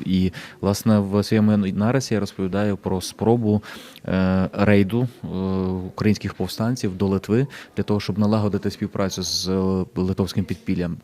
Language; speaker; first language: Ukrainian; native; Ukrainian